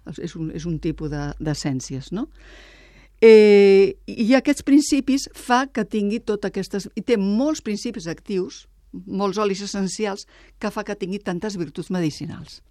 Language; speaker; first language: Catalan; native; Catalan